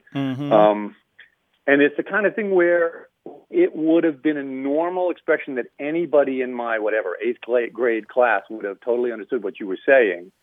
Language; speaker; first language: English; native; English